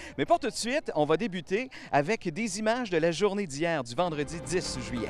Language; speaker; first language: French; native; French